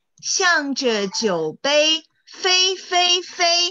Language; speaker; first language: Chinese; native; Chinese